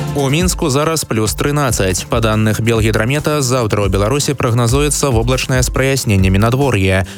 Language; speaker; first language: Belarusian; native; Belarusian